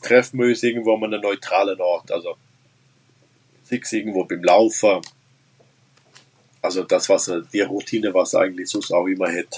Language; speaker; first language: German; non-native, local second language; Romansh